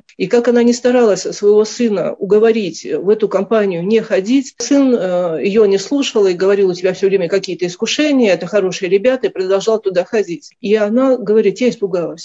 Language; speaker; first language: Russian; native; Russian